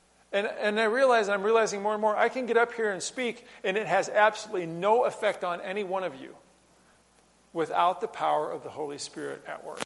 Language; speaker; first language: English; native; English